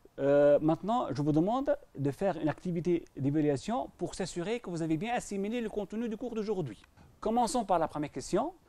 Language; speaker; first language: French; non-native, local second language; Arabic